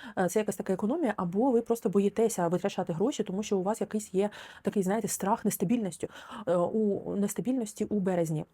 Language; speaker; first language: Ukrainian; non-native, local second language; Russian